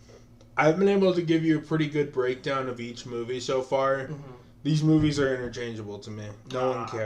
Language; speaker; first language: English; native; English